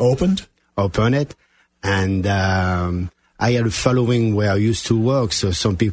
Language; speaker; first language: English; non-native, fluent; French